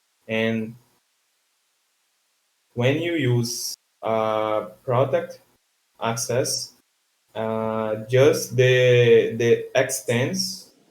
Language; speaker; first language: English; non-native, learner; Portuguese